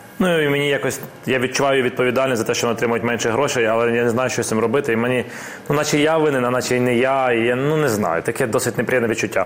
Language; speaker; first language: Ukrainian; non-native, local second language; Russian